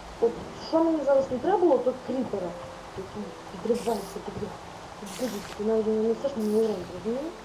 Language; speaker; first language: Ukrainian; native; Ukrainian